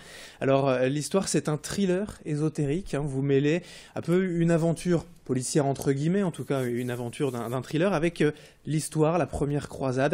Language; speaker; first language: French; native; French